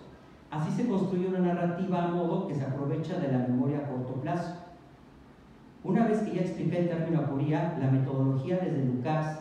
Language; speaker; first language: Spanish; native; Spanish